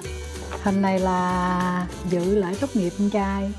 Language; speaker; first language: Vietnamese; native; Vietnamese